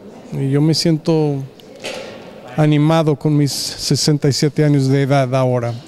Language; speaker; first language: Spanish; non-native, fluent; English